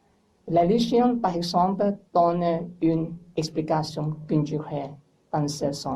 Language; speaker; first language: French; non-native, learner; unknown